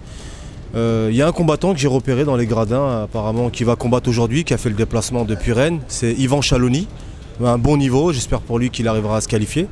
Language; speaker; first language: French; native; French